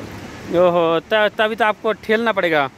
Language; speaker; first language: Hindi; non-native, learner; Bangla